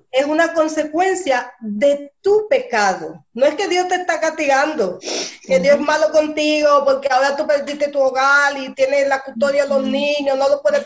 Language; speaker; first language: Spanish; early bilingual, heritage; Spanish